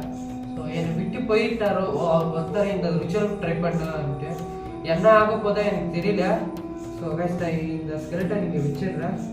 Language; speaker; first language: Tamil; non-native, local second language; Kannada